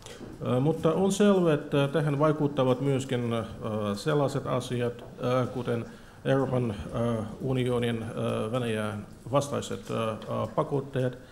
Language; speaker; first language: Finnish; non-native, fluent; Russian